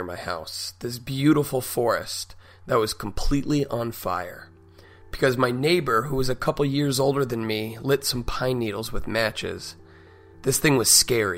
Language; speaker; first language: English; native; English